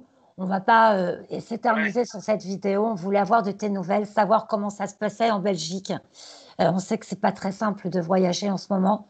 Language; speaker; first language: French; native; French